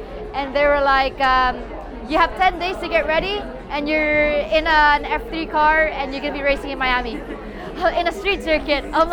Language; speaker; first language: English; non-native, local second language; Filipino